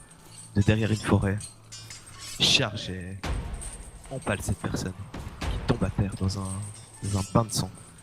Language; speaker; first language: French; native; French